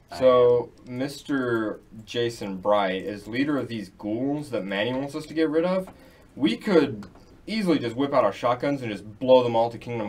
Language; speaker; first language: English; native; English